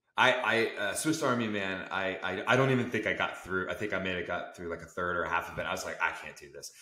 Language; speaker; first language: English; native; English